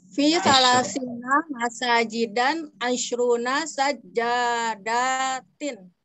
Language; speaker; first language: Arabic; non-native, learner; Indonesian